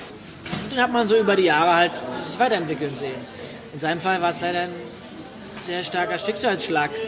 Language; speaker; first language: German; native; German